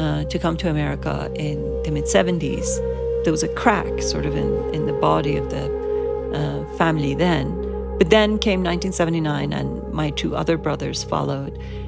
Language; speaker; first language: English; non-native, fluent; Persian